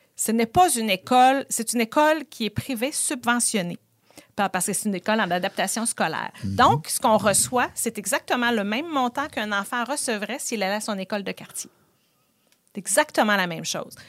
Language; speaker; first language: French; native; French